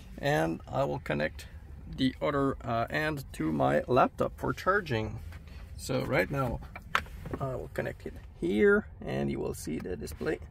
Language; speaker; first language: English; non-native, local second language; French